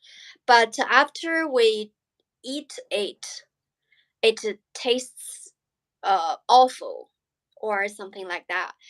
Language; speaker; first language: English; non-native, learner; Chinese